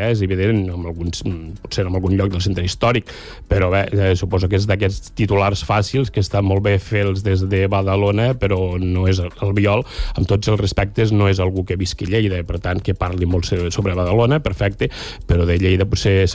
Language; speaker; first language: Catalan; native; Catalan